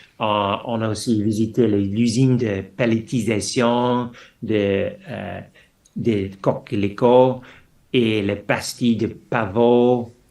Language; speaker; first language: French; non-native, fluent; English